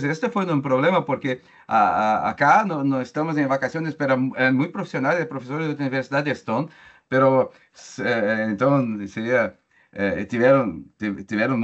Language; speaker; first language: Spanish; non-native, learner; Portuguese